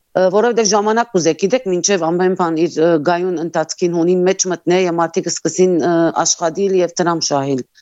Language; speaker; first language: Armenian; early bilingual, heritage; Armenian